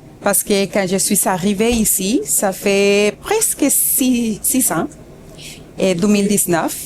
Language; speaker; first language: French; non-native, fluent; Spanish